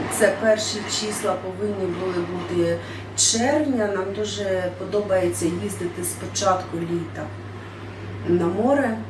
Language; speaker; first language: Ukrainian; non-native, local second language; Russian